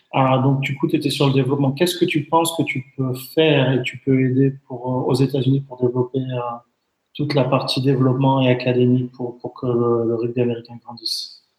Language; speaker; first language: French; native; French